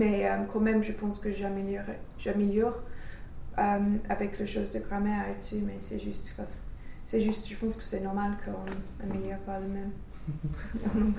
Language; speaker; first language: French; non-native, fluent; English